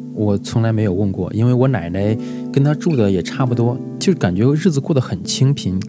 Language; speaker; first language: Chinese; native; Chinese